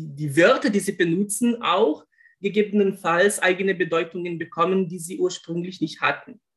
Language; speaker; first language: German; non-native, fluent; Portuguese